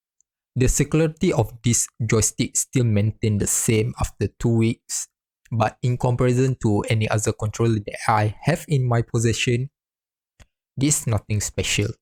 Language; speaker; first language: English; non-native, fluent; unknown